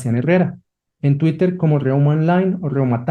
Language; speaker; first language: Spanish; native; Spanish